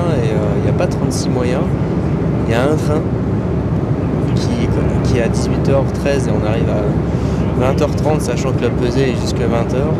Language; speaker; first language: French; native; French